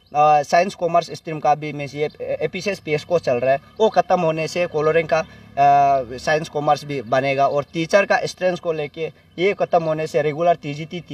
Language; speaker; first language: Hindi; non-native, local second language; Nyishi